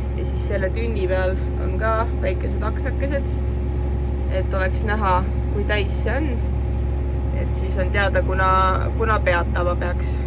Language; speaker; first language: Estonian; native; Estonian